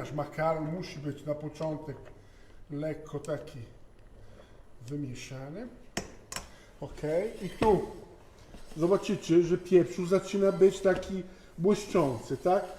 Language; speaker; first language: Polish; non-native, fluent; Italian